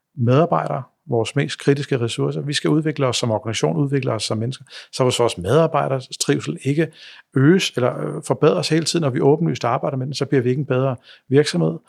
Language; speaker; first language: Danish; native; Danish